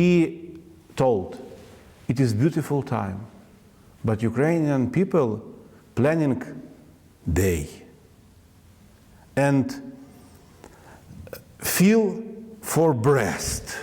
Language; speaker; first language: English; non-native, learner; Ukrainian